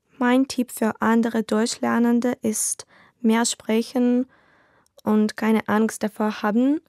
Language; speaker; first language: German; non-native, learner; Russian